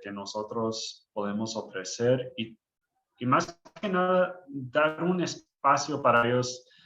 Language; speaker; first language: Spanish; early bilingual, heritage; English